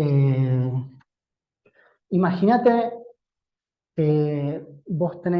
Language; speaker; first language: Spanish; native; Spanish